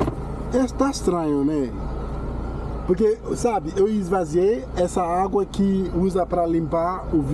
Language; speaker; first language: Portuguese; non-native, fluent; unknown